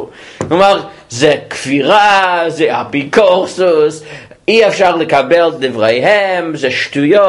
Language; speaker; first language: Hebrew; non-native, fluent; English